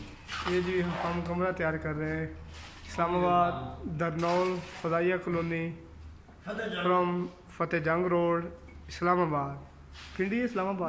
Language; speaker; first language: Urdu; non-native, local second language; Punjabi